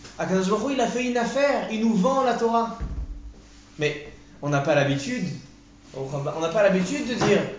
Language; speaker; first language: French; native; French